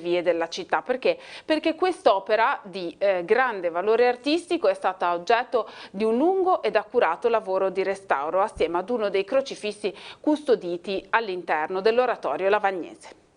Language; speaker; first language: Italian; native; Italian